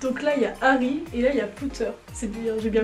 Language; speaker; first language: French; native; French